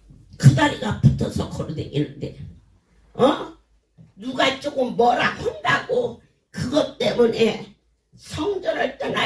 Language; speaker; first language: Korean; native; Korean